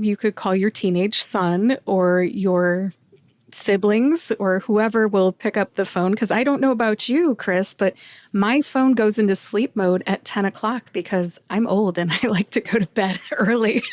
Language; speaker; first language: English; native; English